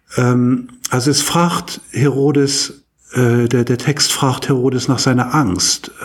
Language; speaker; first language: German; native; German